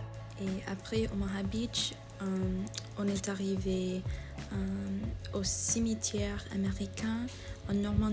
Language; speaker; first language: French; non-native, learner; English